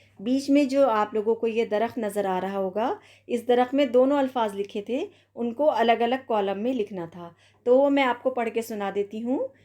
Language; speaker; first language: Urdu; native; Urdu